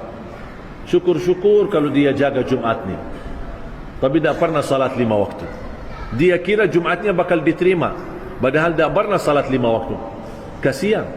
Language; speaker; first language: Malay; non-native, fluent; Arabic